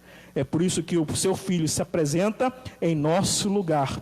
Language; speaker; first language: Portuguese; native; Portuguese